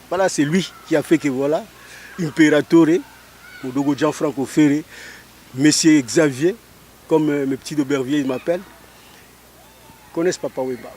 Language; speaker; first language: French; non-native, local second language; Lingala